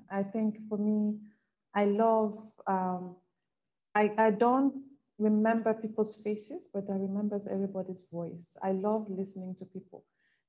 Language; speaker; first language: English; non-native, local second language; French